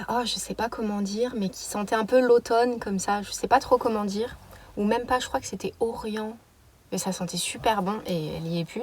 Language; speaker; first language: French; native; French